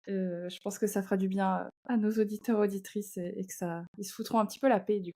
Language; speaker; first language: French; native; French